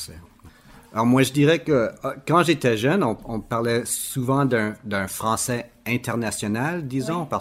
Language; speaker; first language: French; native; French